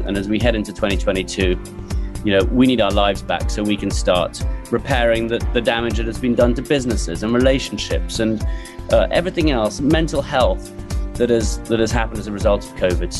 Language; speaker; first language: English; native; English